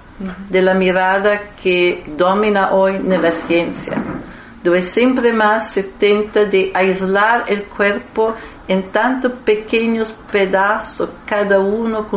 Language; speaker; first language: Spanish; non-native, fluent; Italian